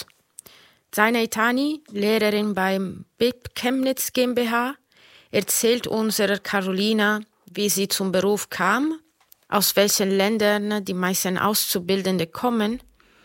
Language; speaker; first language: German; non-native, fluent; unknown